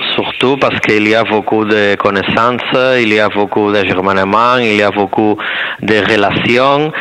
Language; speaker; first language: French; non-native, learner; Spanish